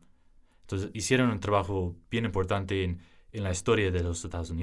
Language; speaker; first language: Spanish; early bilingual, heritage; English